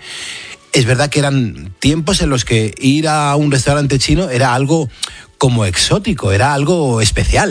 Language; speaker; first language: Spanish; native; Spanish